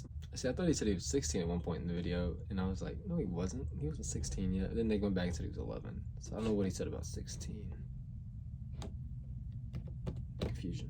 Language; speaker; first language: English; native; English